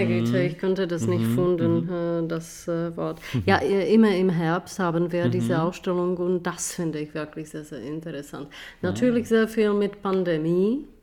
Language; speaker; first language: German; non-native, fluent; Czech